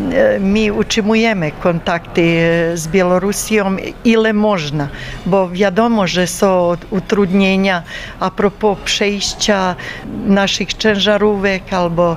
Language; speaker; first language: Polish; non-native, fluent; Bosnian